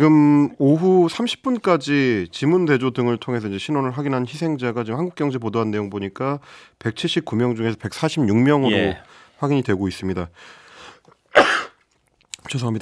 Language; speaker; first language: Korean; native; Korean